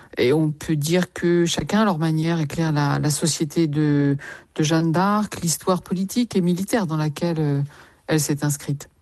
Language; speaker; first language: French; native; French